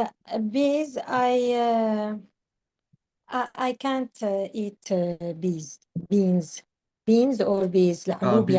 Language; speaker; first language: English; non-native, learner; Arabic